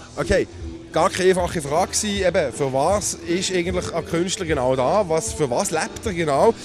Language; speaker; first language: German; native; German